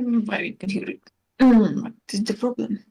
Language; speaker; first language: English; non-native, learner; Hungarian